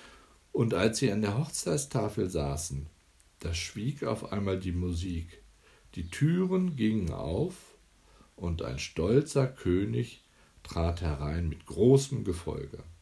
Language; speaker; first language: German; native; German